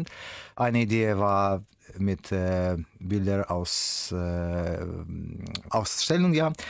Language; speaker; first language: German; non-native, learner; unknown